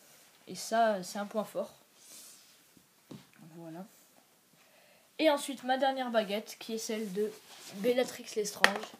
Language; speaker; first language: French; native; French